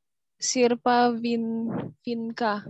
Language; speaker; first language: Russian; non-native, learner; Indonesian